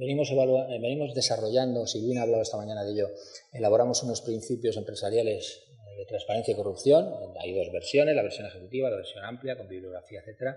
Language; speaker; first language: Spanish; native; Spanish